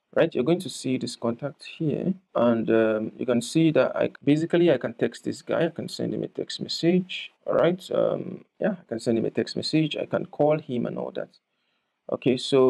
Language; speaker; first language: English; non-native, local second language; Yoruba